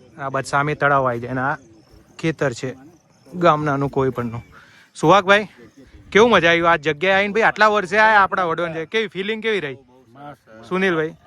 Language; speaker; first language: Gujarati; native; Gujarati